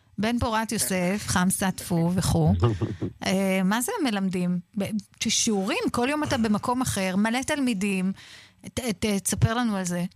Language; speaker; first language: Hebrew; native; Hebrew